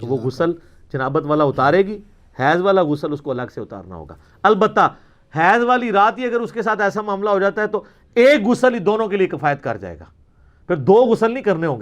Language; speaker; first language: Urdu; non-native, local second language; Punjabi